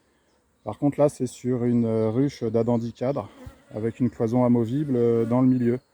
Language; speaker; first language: French; native; French